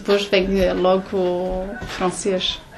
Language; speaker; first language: Portuguese; early bilingual, heritage; Portuguese